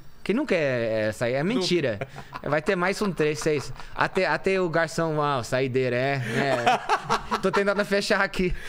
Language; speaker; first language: Portuguese; non-native, fluent; English